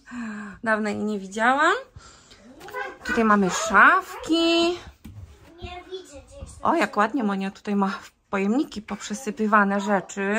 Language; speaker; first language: Polish; native; Polish